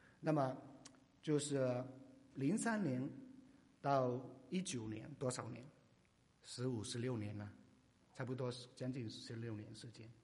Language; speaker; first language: Chinese; non-native, local second language; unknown